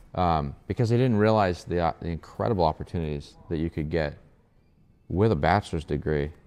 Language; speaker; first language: English; native; English